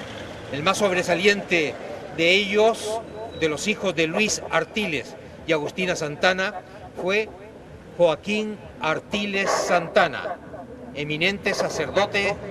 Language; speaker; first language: Spanish; native; Spanish